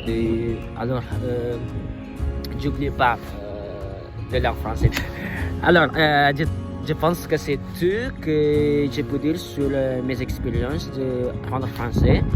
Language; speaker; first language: French; non-native, learner; Indonesian